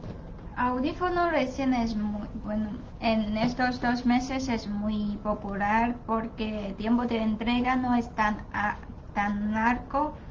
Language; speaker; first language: Spanish; non-native, learner; Chinese